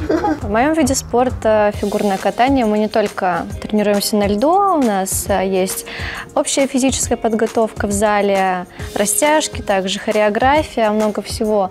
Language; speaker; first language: Russian; native; Russian